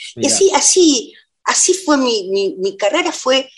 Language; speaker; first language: Spanish; native; Spanish